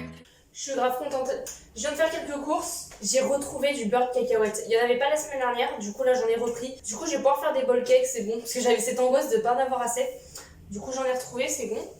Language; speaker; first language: French; native; French